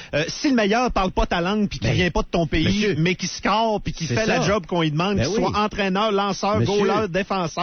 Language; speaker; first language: French; native; French